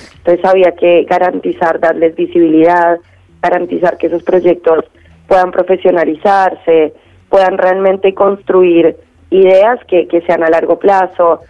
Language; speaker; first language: Spanish; native; Spanish